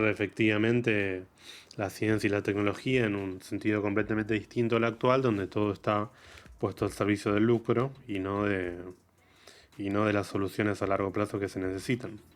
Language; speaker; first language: Spanish; native; Spanish